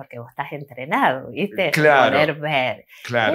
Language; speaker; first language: Spanish; native; Spanish